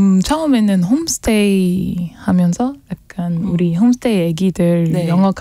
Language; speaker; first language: Korean; non-native, learner; French